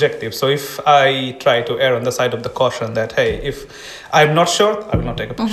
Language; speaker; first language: English; non-native, local second language; Hindi